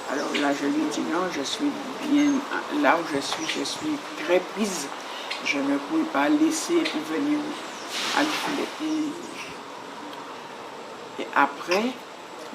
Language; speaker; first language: French; non-native, local second language; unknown